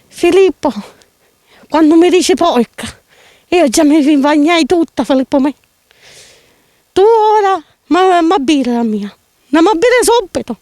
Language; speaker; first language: Italian; native; Italian